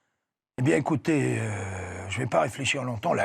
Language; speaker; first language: French; native; French